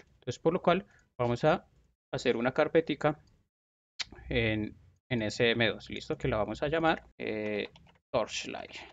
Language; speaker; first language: Spanish; native; Spanish